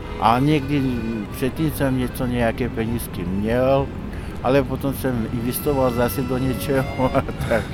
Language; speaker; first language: Czech; non-native, local second language; Slovak